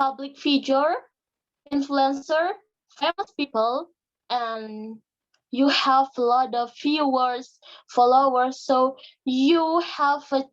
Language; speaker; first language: English; non-native, learner; Indonesian